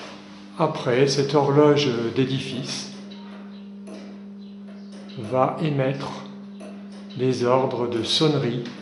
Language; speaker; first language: French; native; French